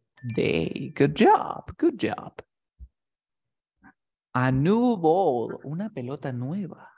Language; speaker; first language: English; non-native, fluent; Spanish